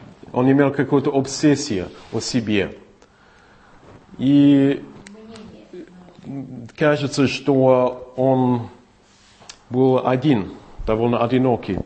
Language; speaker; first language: Russian; non-native, fluent; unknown